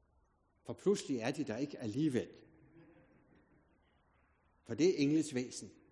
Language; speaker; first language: Danish; native; Danish